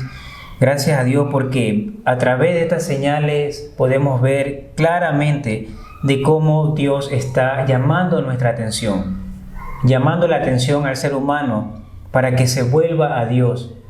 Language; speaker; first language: Spanish; native; Spanish